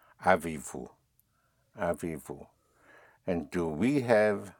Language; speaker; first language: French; non-native, fluent; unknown